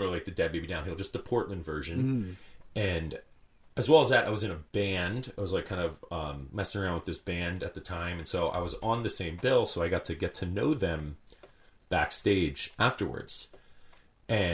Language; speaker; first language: English; native; English